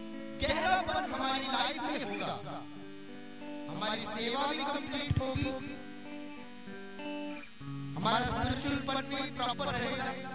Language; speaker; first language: Hindi; non-native, local second language; Punjabi